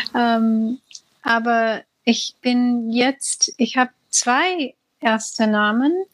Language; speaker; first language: German; non-native, fluent; English